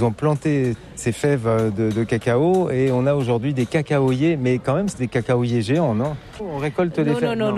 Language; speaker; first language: French; native; French